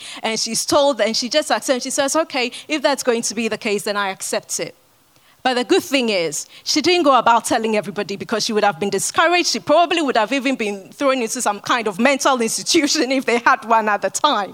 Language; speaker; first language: English; non-native, local second language; Akan